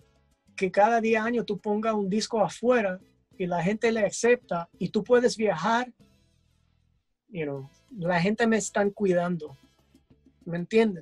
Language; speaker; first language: Spanish; early bilingual, heritage; English